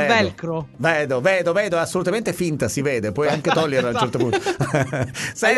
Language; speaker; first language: Italian; native; Italian